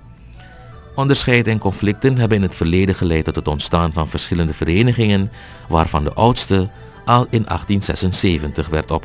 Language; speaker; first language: Dutch; native; Dutch